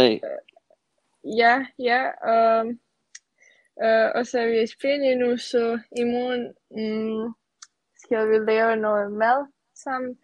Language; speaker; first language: Danish; non-native, fluent; Serbian